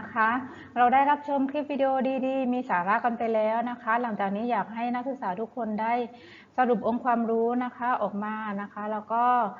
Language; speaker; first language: Thai; native; Thai